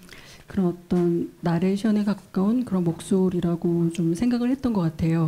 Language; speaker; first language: Korean; native; Korean